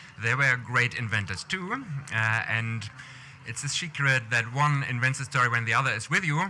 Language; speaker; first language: English; non-native, fluent; German